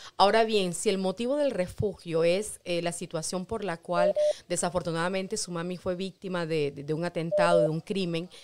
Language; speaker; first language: Spanish; native; Spanish